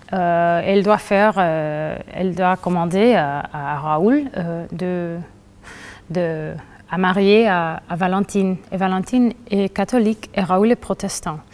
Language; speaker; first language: French; non-native, fluent; Spanish